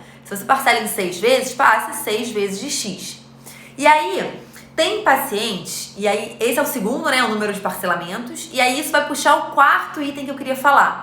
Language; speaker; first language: Portuguese; native; Portuguese